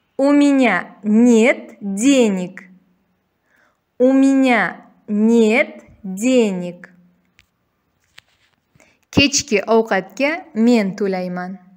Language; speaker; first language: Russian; non-native, local second language; Uzbek